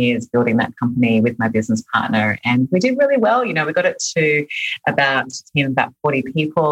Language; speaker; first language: English; native; English